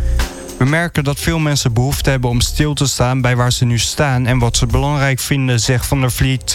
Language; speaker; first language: Dutch; native; Dutch